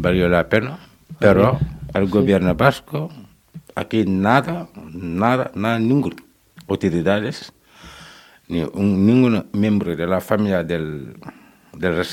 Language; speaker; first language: Spanish; non-native, learner; Wolof